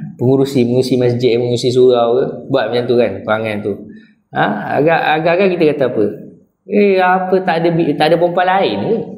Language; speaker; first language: Malay; native; Malay